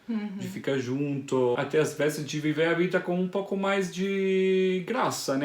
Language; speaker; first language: Portuguese; non-native, fluent; Italian